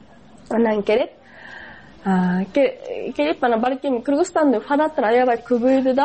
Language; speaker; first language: Kyrgyz; non-native, fluent; Japanese